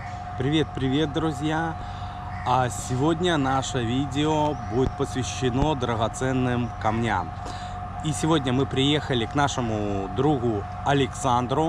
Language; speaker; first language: Russian; native; Russian